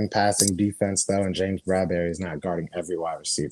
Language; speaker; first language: English; native; English